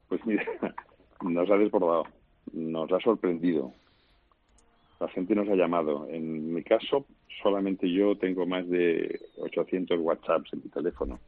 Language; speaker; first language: Spanish; non-native, local second language; Catalan